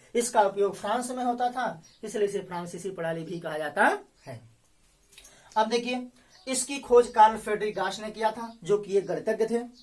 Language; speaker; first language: Hindi; native; Hindi